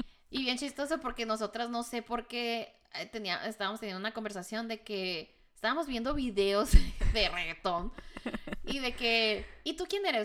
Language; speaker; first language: Spanish; native; Spanish